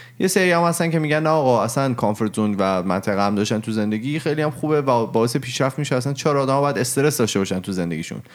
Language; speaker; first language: Persian; native; Persian